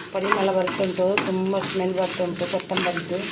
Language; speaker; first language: Kannada; non-native, local second language; Tulu